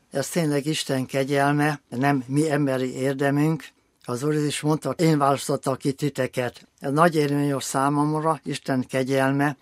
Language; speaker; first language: Hungarian; native; Hungarian